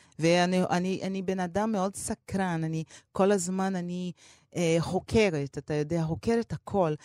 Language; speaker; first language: Hebrew; non-native, fluent; Portuguese